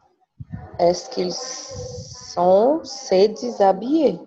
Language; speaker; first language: French; non-native, learner; Portuguese